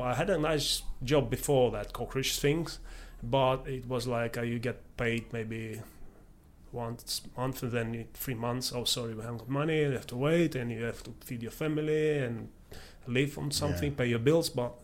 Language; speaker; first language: English; non-native, fluent; Latvian